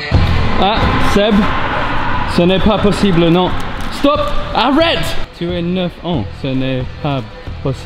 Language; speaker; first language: French; non-native, learner; English